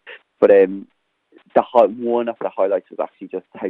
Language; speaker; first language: English; native; English